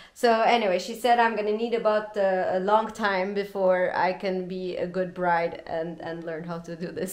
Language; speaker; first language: English; early bilingual, other home language; Armenian